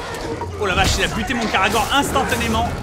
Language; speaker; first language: French; native; French